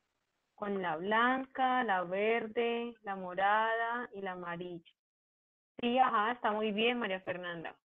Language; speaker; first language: Spanish; native; Spanish